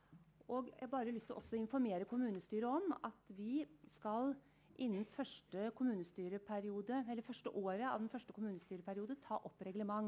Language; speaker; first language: Norwegian; native; Norwegian